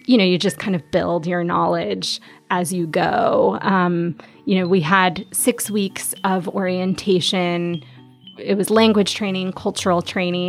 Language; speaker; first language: English; native; English